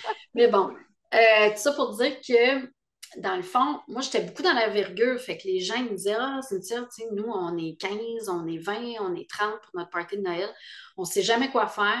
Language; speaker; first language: French; native; French